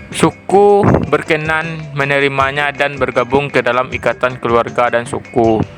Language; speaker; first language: Malay; non-native, local second language; Minangkabau